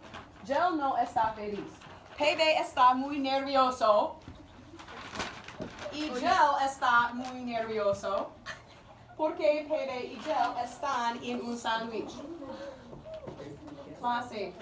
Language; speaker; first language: Spanish; non-native, learner; English